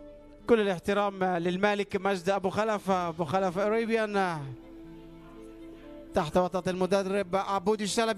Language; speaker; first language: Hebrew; non-native, local second language; Arabic